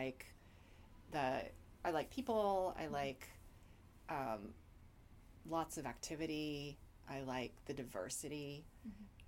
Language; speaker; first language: English; native; English